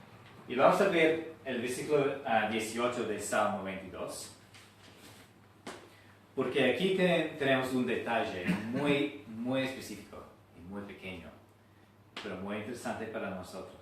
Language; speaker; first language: Spanish; non-native, fluent; English